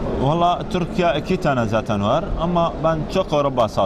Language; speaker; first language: Turkish; non-native, learner; Arabic